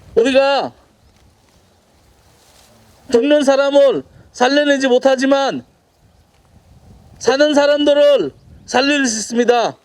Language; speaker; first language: Korean; non-native, fluent; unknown